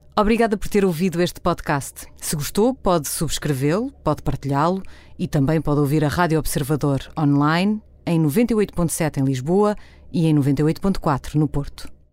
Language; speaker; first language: Portuguese; native; Portuguese